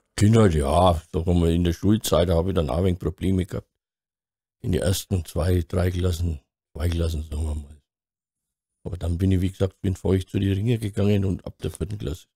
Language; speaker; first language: German; native; German